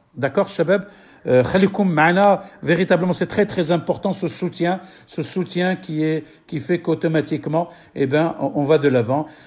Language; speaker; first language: French; non-native, local second language; Arabic